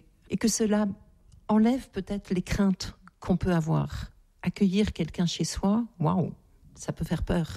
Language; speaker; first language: French; native; French